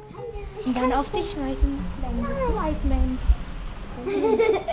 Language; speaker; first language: German; non-native, fluent; Kurdish